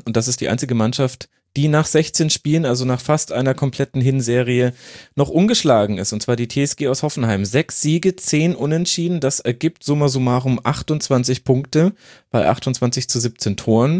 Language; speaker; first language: German; native; German